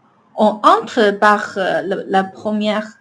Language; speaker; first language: French; non-native, learner; Chinese